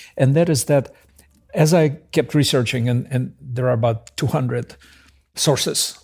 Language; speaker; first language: English; early bilingual, other home language; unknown